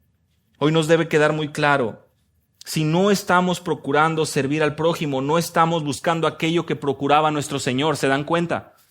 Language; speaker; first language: Spanish; native; Spanish